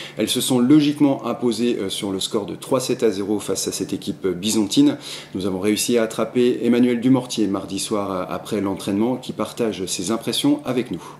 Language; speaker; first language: French; native; French